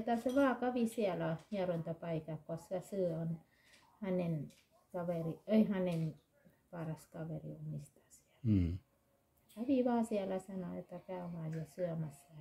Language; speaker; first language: Finnish; non-native, learner; Thai